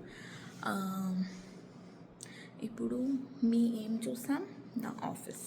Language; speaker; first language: Telugu; non-native, learner; Marathi